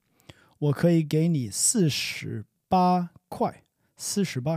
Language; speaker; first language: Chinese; non-native, learner; English